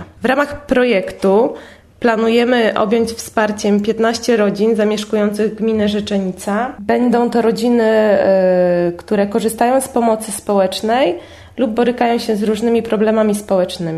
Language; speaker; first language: Polish; native; Polish